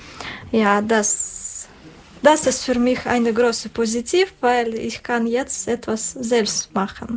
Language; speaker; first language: German; non-native, learner; Russian